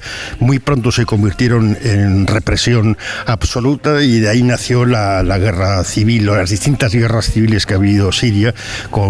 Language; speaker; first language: Spanish; native; Spanish